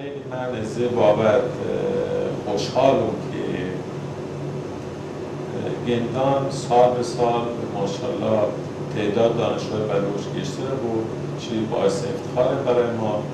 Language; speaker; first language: Persian; non-native, local second language; Baluchi